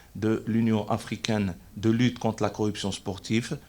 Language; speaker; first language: French; non-native, local second language; Arabic